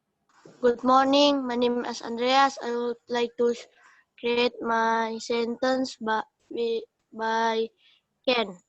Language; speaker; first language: English; non-native, learner; Indonesian